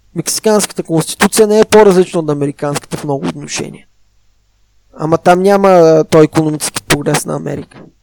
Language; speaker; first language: Bulgarian; native; Bulgarian